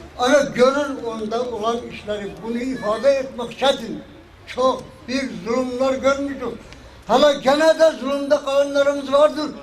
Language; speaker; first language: Turkish; early bilingual, heritage; Turkish